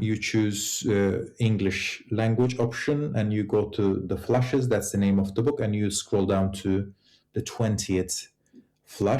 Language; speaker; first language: English; non-native, fluent; Turkish